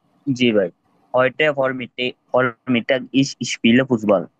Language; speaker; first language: German; non-native, learner; Bangla